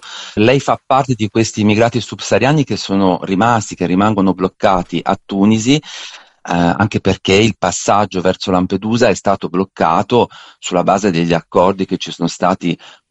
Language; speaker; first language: Italian; native; Italian